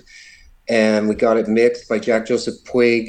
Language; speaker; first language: English; native; English